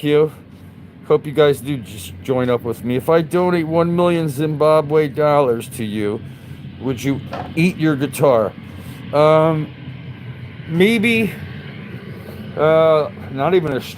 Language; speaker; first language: English; native; English